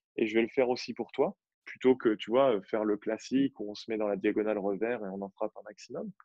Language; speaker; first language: French; native; French